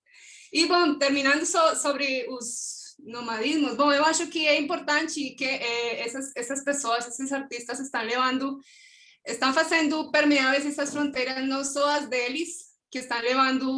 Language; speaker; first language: Portuguese; non-native, fluent; Spanish